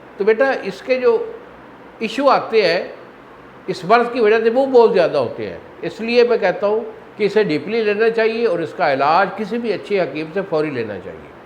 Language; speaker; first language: Urdu; non-native, local second language; Punjabi